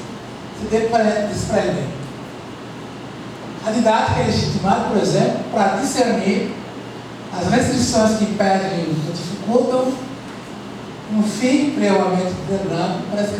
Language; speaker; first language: Portuguese; non-native, fluent; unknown